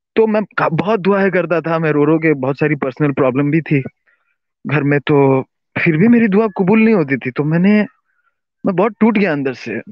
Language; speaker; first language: Hindi; non-native, local second language; Urdu